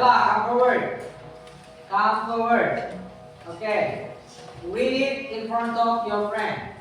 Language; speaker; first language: English; non-native, learner; Indonesian